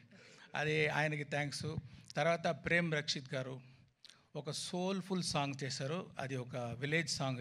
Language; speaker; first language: Telugu; non-native, learner; Tamil